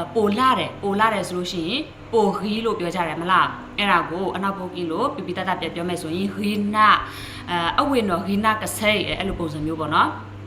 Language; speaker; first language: Burmese; non-native, local second language; S'gaw Karen